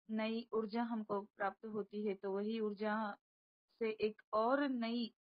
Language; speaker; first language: Hindi; non-native, local second language; Marathi